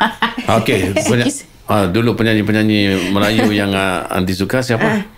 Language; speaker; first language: Malay; native; Malay